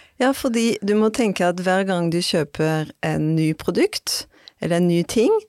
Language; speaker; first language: Norwegian; non-native, fluent; French